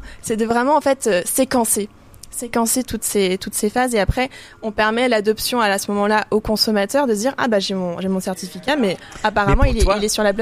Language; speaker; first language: French; native; French